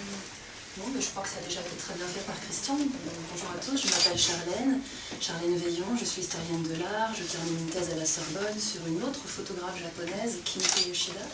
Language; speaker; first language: French; native; French